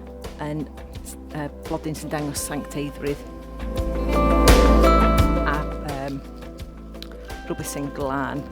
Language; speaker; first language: Welsh; non-native, local second language; English